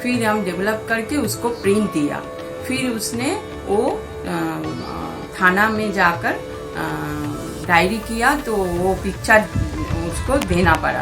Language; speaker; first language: Hindi; non-native, local second language; Bangla